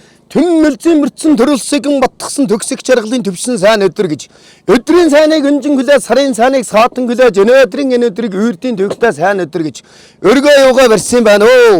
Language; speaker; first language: Mongolian; native; Mongolian